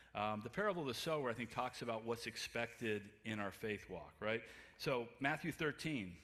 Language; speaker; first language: English; native; English